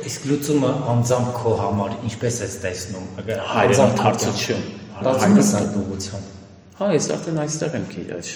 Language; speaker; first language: Armenian; native; Armenian